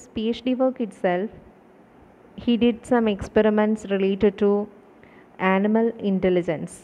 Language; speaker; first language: English; non-native, local second language; Malayalam